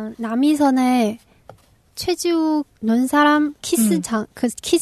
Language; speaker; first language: Korean; non-native, learner; Chinese